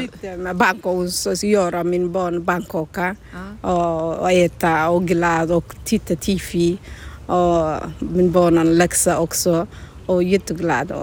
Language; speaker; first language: Swedish; non-native, learner; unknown